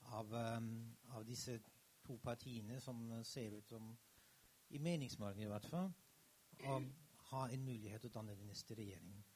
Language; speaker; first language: Norwegian; non-native, fluent; German